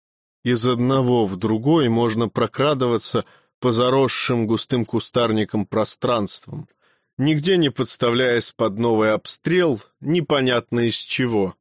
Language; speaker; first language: Russian; native; Russian